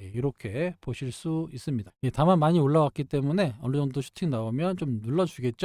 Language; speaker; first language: Korean; native; Korean